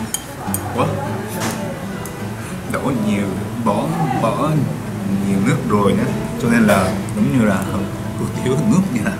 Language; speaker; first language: Vietnamese; non-native, learner; Japanese